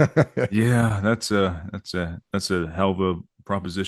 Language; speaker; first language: English; native; English